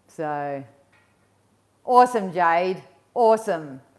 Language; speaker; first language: English; native; English